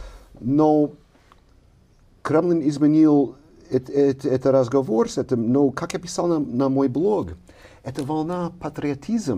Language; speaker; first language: Russian; non-native, fluent; English